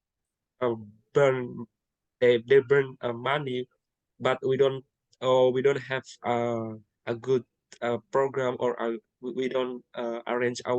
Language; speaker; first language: English; non-native, learner; Indonesian